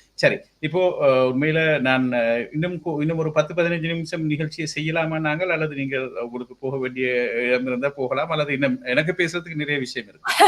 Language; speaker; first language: Tamil; native; Tamil